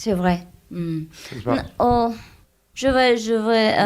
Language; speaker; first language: French; non-native, learner; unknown